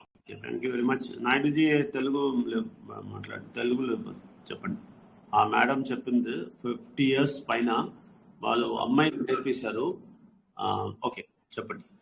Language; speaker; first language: Telugu; non-native, learner; Hindi